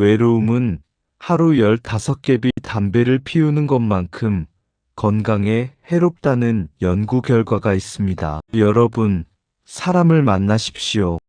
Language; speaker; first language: Korean; native; Korean